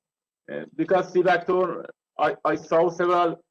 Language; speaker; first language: English; non-native, learner; Persian